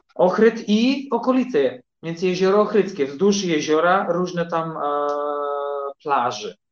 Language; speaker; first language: Polish; early bilingual, heritage; Polish